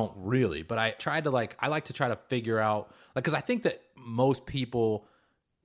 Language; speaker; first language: English; early bilingual, other home language; Hebrew